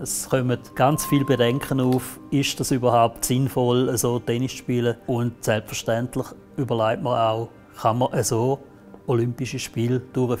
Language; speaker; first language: German; native; German